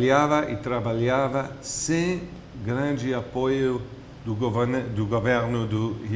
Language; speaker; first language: Portuguese; non-native, fluent; English